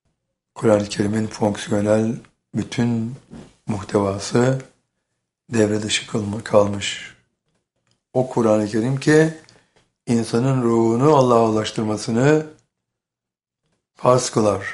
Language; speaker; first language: Turkish; native; Turkish